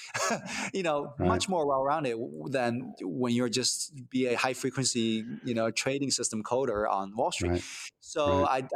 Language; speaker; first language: English; early bilingual, other home language; Chinese